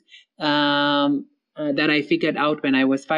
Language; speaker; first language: English; non-native, local second language; Somali